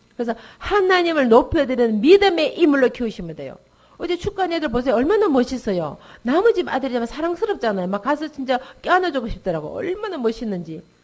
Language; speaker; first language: Korean; native; Korean